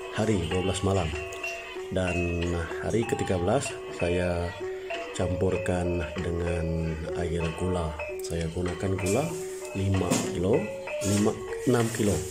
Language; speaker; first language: Malay; non-native, local second language; Iban